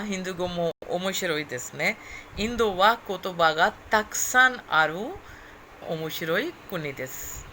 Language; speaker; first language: Japanese; non-native, fluent; Hindi